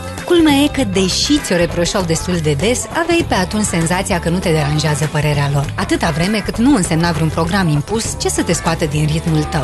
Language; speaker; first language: Romanian; native; Romanian